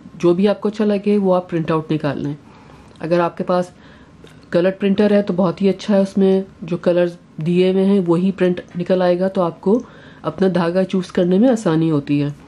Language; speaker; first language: Urdu; native; Urdu